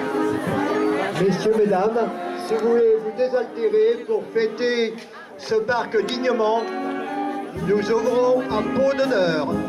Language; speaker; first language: French; native; French